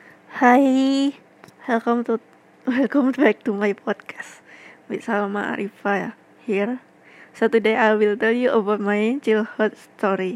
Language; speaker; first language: English; non-native, learner; Indonesian